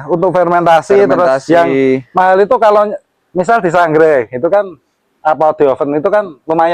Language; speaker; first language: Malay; non-native, local second language; Javanese